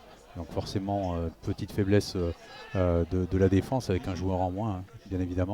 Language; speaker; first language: French; native; French